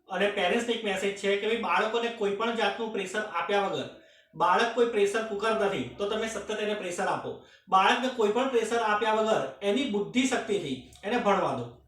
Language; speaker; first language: Gujarati; native; Gujarati